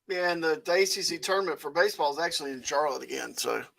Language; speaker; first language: English; native; English